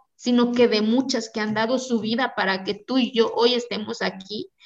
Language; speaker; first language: Spanish; non-native, local second language; Zapotec